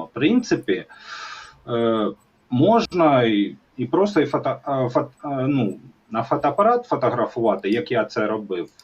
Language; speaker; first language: Ukrainian; non-native, local second language; Russian